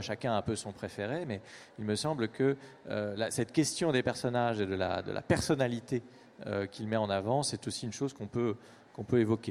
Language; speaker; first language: French; native; French